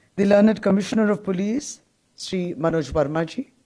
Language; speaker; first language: English; non-native, local second language; Bangla